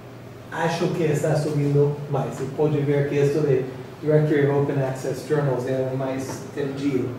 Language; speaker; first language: Portuguese; non-native, fluent; English